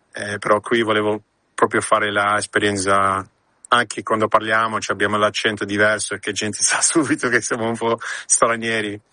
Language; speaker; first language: Italian; early bilingual, heritage; Italian